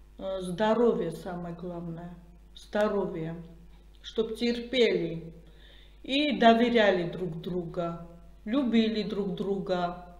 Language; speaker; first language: Russian; non-native, fluent; Armenian